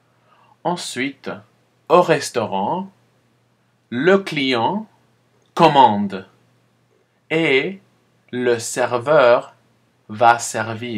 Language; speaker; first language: French; non-native, fluent; Spanish